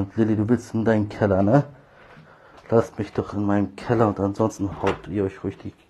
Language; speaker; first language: German; early bilingual, other home language; Turkish